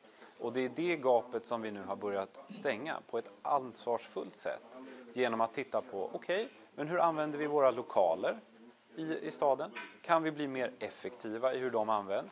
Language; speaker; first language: Swedish; native; Swedish